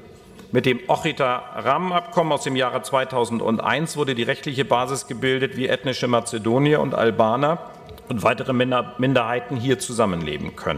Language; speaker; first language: German; native; German